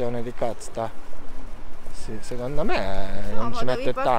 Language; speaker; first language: Italian; non-native, learner; Japanese